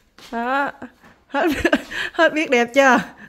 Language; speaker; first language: Vietnamese; native; Vietnamese